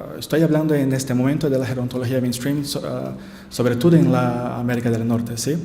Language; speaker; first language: Spanish; non-native, learner; Portuguese